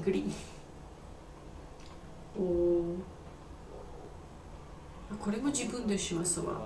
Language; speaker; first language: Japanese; non-native, learner; Georgian